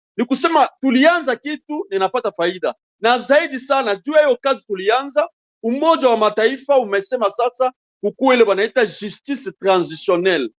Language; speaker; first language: Swahili; non-native, local second language; Bembe